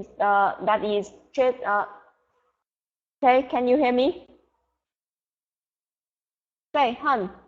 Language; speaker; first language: English; non-native, learner; Vietnamese